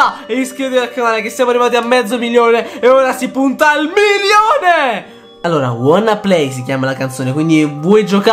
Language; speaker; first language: Italian; native; Italian